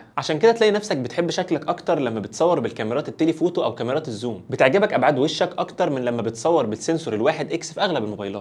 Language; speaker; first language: Arabic; native; Arabic